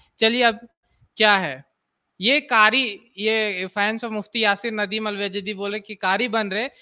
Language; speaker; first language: Hindi; native; Hindi